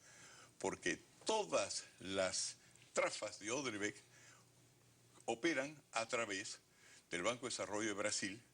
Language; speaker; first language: Spanish; native; Spanish